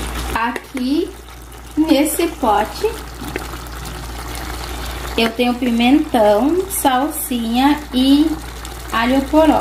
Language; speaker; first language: Portuguese; non-native, fluent; Haitian Creole